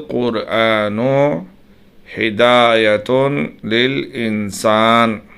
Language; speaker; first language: Arabic; non-native, fluent; Hindi